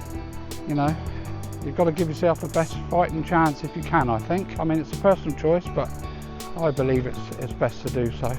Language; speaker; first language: English; native; English